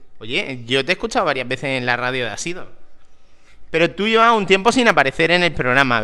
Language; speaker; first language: Spanish; native; Spanish